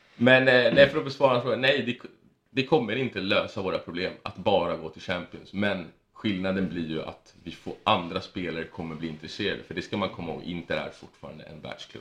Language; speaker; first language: Swedish; early bilingual, other home language; Spanish